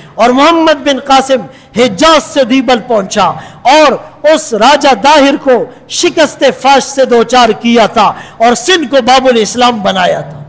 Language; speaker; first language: Urdu; non-native, local second language; Pashto